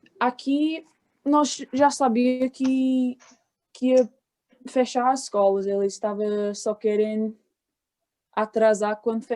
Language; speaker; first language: Portuguese; early bilingual, heritage; Portuguese